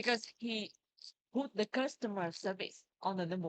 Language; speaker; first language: English; non-native, learner; Vietnamese